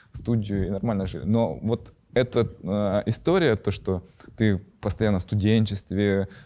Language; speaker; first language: Russian; native; Russian